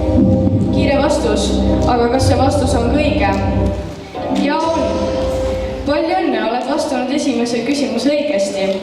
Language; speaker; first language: Estonian; native; Estonian